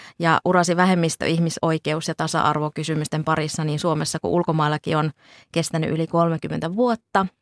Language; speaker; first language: Finnish; native; Finnish